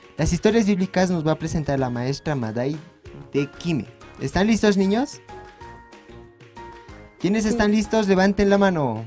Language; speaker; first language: Spanish; native; Spanish